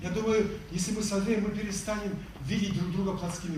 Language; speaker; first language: Russian; native; Russian